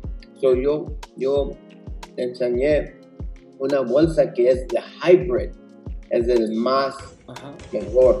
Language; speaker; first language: Spanish; early bilingual, heritage; Spanish